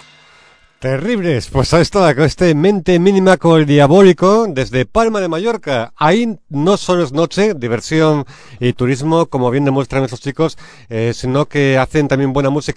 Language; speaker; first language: Spanish; native; Spanish